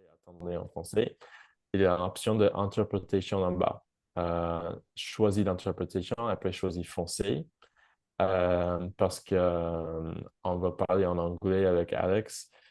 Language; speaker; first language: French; non-native, fluent; English